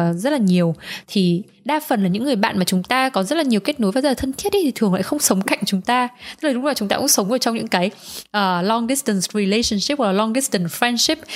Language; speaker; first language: Vietnamese; native; Vietnamese